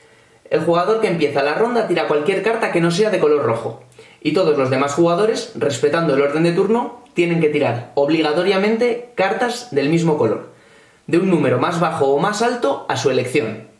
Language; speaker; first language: Spanish; native; Spanish